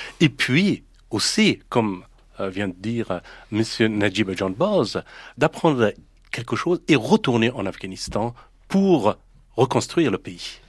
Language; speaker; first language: French; non-native, fluent; Persian